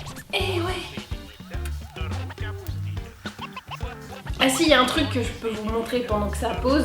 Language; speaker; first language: French; native; French